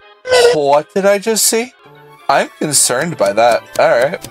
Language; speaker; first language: English; native; English